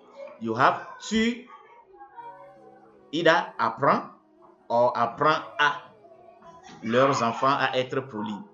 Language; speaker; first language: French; non-native, fluent; English